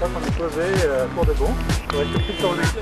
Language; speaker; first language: French; native; French